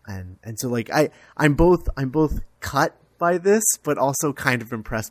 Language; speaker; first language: English; native; English